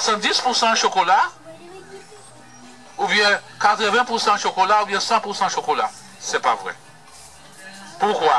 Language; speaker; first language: French; non-native, fluent; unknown